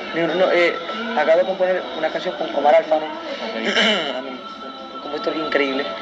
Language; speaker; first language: Spanish; early bilingual, heritage; Spanish